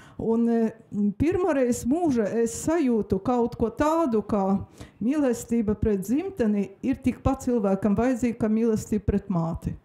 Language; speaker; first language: Latvian; non-native, local second language; Russian